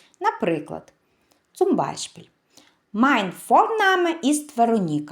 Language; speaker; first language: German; non-native, fluent; Ukrainian